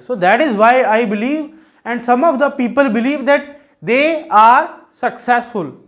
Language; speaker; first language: English; non-native, local second language; Punjabi